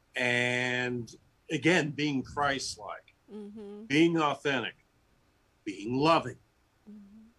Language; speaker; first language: English; native; English